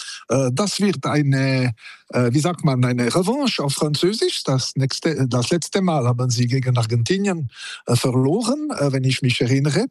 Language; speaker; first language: German; non-native, learner; French